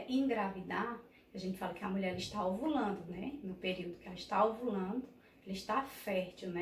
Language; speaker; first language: Portuguese; native; Portuguese